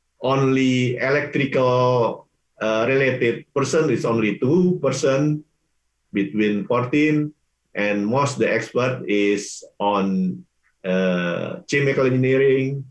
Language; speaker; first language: English; non-native, learner; Indonesian